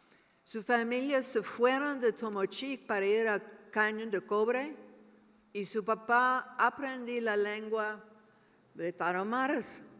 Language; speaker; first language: Spanish; non-native, learner; English